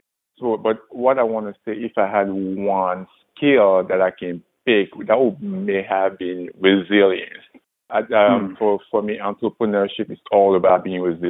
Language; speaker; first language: English; non-native, local second language; French